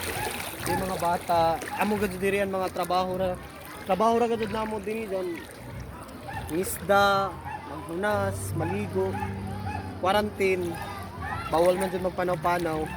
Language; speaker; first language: Filipino; non-native, local second language; Cebuano